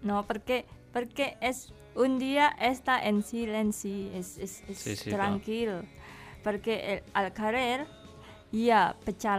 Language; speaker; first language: Catalan; non-native, learner; Indonesian